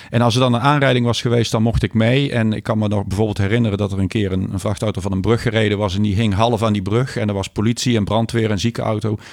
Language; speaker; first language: Dutch; native; Dutch